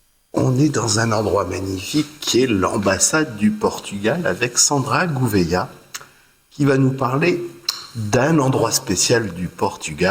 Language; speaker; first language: French; native; French